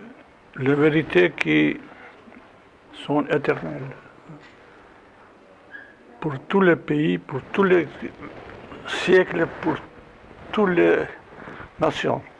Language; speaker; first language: French; non-native, fluent; Albanian